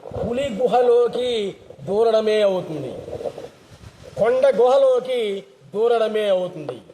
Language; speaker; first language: Telugu; native; Telugu